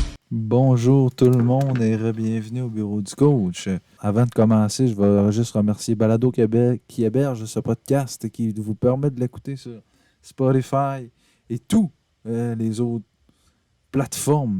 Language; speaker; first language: French; native; French